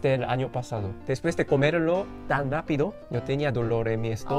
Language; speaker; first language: Spanish; non-native, fluent; Korean